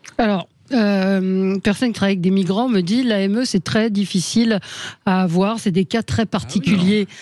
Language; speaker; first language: French; native; French